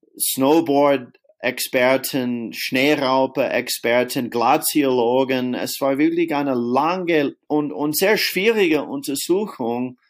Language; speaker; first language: German; non-native, fluent; English